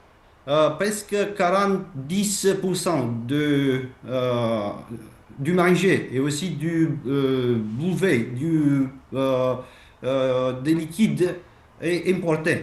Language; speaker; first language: French; non-native, fluent; Romanian